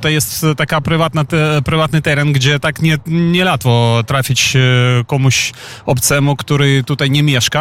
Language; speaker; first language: Polish; non-native, fluent; Ukrainian